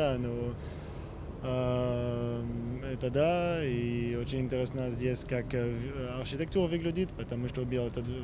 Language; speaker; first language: Russian; non-native, learner; French